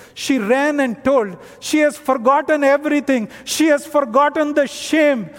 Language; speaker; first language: English; non-native, local second language; Hindi